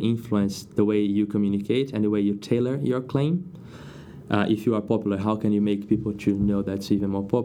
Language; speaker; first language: English; non-native, fluent; Portuguese